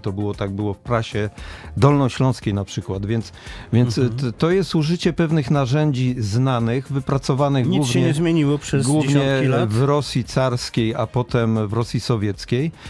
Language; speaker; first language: Polish; native; Polish